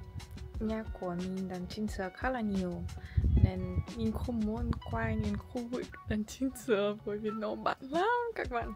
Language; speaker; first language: Vietnamese; non-native, learner; Russian